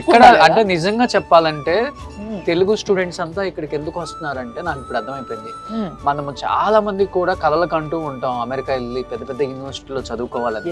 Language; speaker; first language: Telugu; native; Telugu